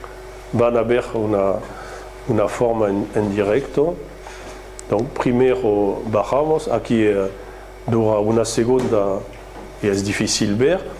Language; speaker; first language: Spanish; non-native, fluent; French